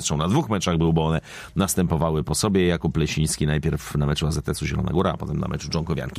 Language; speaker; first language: Polish; native; Polish